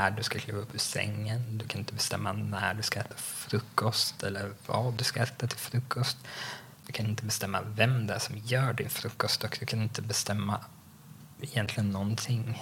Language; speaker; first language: Swedish; native; Swedish